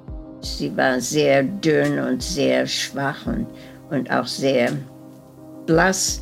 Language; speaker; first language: German; early bilingual, heritage; German